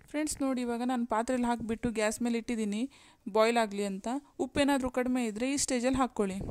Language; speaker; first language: Kannada; non-native, local second language; Konkani